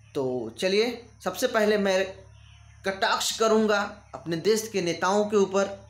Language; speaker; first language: Hindi; native; Hindi